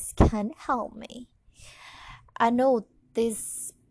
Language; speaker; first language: English; non-native, learner; Indonesian